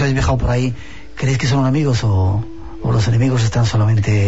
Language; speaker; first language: Spanish; native; Spanish